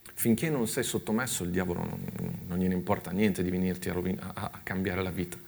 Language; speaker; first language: Italian; native; Italian